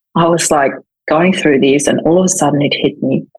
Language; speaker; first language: English; non-native, fluent; German